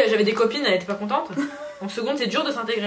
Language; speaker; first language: French; native; French